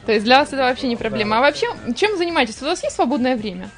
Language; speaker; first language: Russian; native; Russian